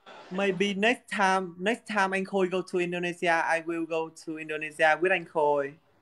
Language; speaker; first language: English; non-native, learner; Vietnamese